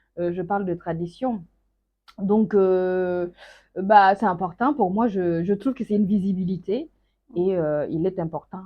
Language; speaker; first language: French; non-native, local second language; Mossi